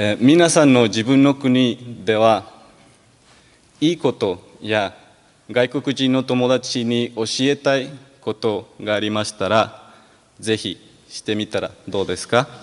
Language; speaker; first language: Japanese; non-native, learner; Spanish